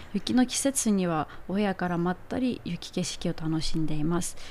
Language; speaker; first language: Japanese; non-native, fluent; Armenian